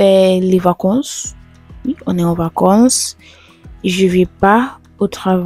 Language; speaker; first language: French; non-native, learner; English